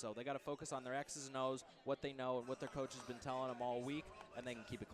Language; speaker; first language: English; native; English